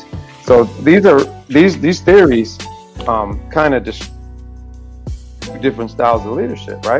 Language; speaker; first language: English; native; English